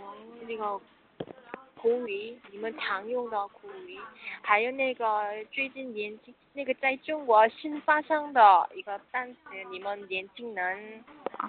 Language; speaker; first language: Chinese; non-native, learner; Korean